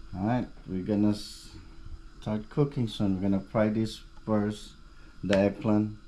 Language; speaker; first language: English; non-native, local second language; Filipino